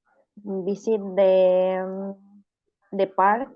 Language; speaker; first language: English; non-native, learner; Spanish